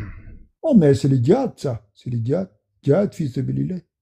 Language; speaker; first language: French; non-native, learner; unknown